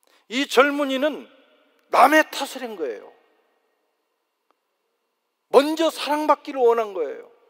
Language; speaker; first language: Korean; native; Korean